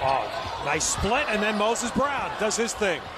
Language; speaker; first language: English; native; English